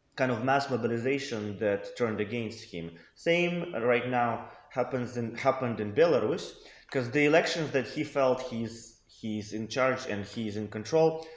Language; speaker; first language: English; non-native, fluent; Russian